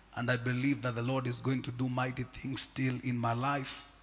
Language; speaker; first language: English; non-native, local second language; Swahili